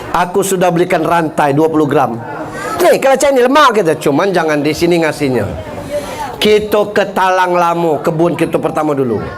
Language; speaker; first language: Malay; native; Malay